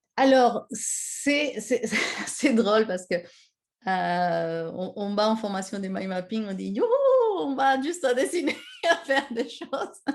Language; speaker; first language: French; non-native, fluent; Spanish